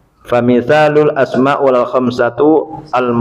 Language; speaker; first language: Arabic; non-native, learner; Indonesian